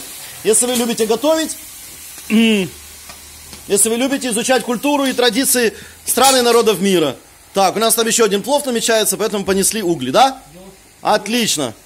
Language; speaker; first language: Russian; native; Russian